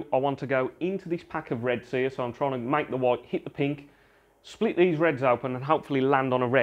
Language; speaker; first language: English; native; English